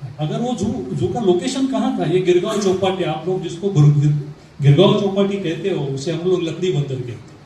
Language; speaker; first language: Hindi; non-native, local second language; Marathi